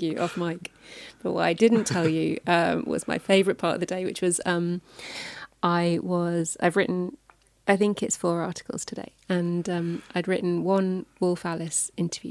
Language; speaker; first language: English; native; English